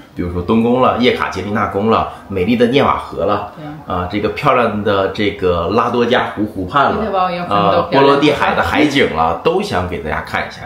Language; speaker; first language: Chinese; native; Chinese